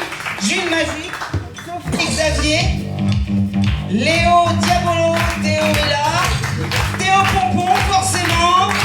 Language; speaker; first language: French; native; French